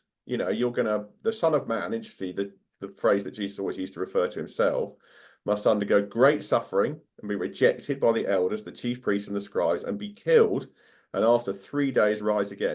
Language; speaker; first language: English; native; English